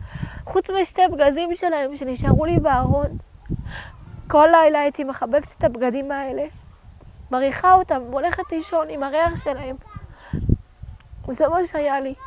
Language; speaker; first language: Hebrew; early bilingual, other home language; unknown